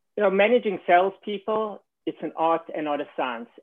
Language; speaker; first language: English; native; English